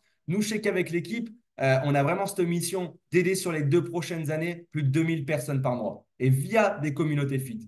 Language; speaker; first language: French; native; French